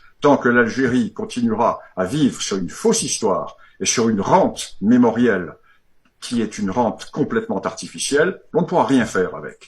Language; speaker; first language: French; native; French